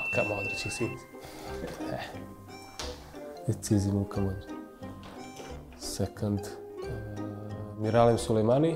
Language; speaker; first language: English; non-native, learner; Serbian